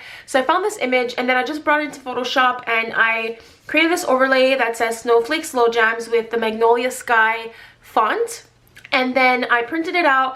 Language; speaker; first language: English; native; English